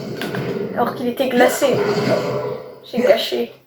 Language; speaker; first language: French; native; French